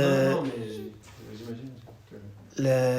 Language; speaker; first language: French; native; French